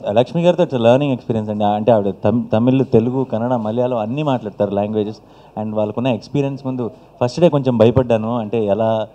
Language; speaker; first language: Telugu; native; Telugu